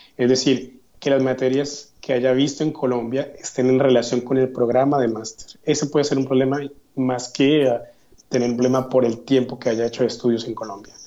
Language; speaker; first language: Spanish; native; Spanish